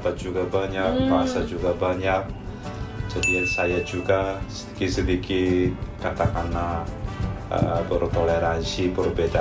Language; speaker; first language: Indonesian; non-native, fluent; Korean